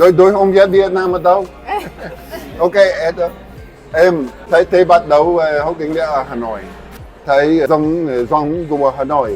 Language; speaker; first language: Vietnamese; non-native, learner; English